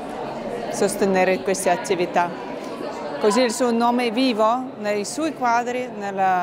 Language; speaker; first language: Italian; non-native, fluent; Albanian